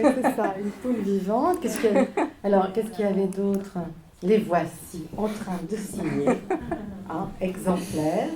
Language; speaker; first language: French; native; French